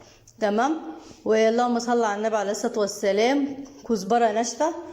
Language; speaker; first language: Arabic; native; Arabic